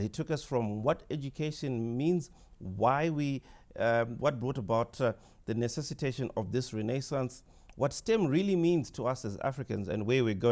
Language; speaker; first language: English; non-native, local second language; Shona